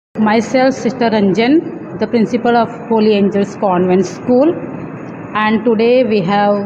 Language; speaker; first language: English; non-native, local second language; Gujarati